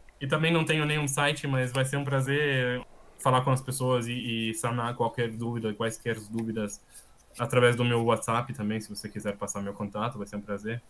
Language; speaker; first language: Portuguese; non-native, fluent; German